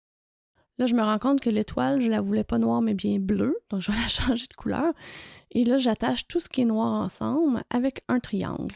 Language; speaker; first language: French; native; French